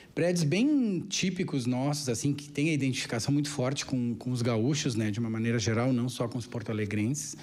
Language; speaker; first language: Portuguese; native; Portuguese